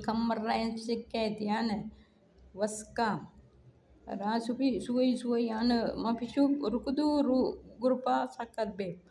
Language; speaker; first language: Arabic; non-native, learner; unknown